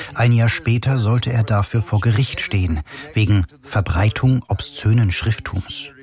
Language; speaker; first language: German; native; German